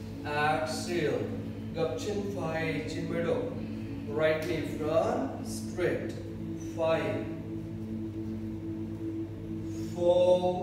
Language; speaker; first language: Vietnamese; non-native, learner; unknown